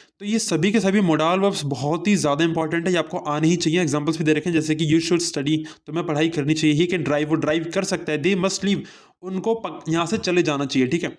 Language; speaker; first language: Hindi; native; Hindi